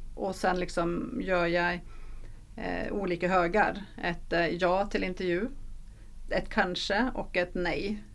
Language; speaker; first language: Swedish; non-native, fluent; Norwegian